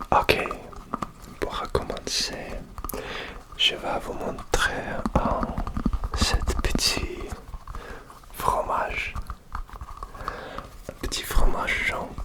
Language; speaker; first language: French; non-native, learner; Russian